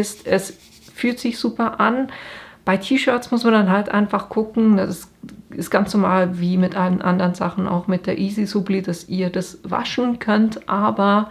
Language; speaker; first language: German; native; German